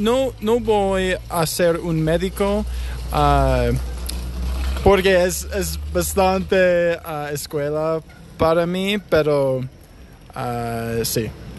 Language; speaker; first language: Spanish; non-native, learner; English